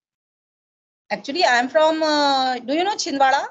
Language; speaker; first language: English; non-native, learner; Hindi